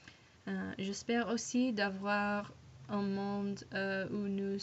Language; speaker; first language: French; non-native, learner; English